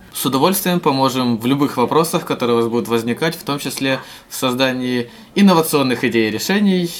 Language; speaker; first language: Russian; native; Russian